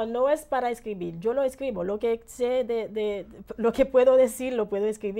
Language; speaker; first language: Spanish; non-native, fluent; Haitian Creole